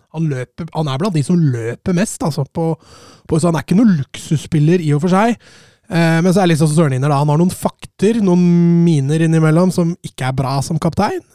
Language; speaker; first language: Norwegian; native; Norwegian